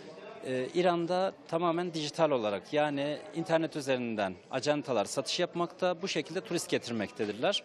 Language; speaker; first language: Turkish; native; Turkish